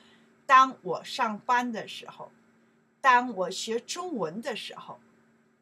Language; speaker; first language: Chinese; non-native, learner; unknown